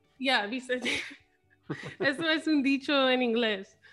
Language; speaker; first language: Spanish; early bilingual, heritage; English